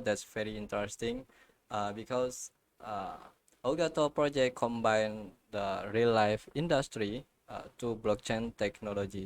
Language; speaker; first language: English; non-native, learner; Indonesian